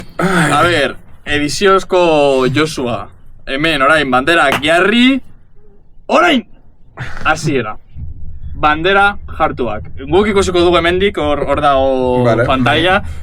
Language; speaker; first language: Basque; non-native, local second language; Spanish